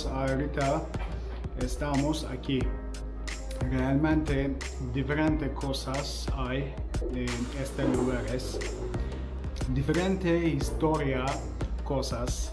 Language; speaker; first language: Spanish; non-native, learner; Turkish